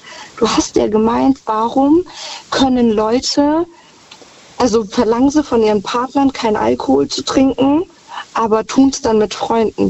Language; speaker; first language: German; native; German